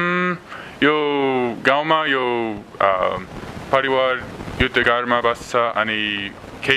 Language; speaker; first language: Nepali; non-native, learner; English